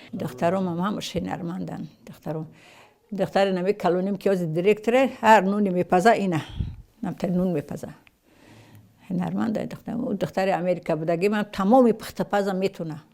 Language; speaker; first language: Tajik; non-native, local second language; Russian